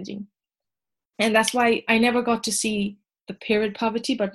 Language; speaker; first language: English; non-native, local second language; Nepali